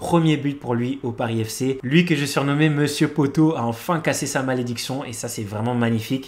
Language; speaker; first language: French; native; French